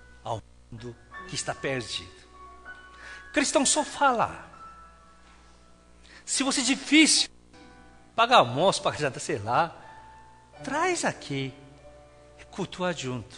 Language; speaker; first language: Portuguese; non-native, fluent; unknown